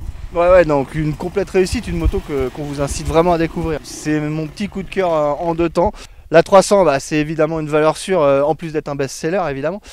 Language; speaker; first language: French; native; French